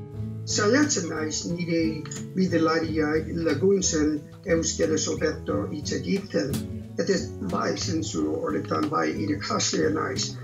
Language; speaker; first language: Basque; non-native, fluent; English